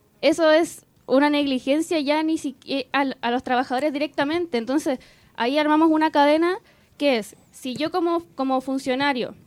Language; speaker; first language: Spanish; native; Spanish